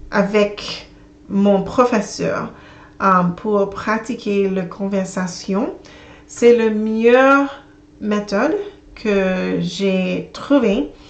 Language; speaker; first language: French; non-native, learner; English